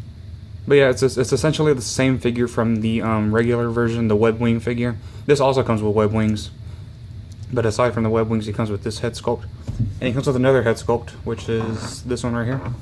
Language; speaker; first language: English; native; English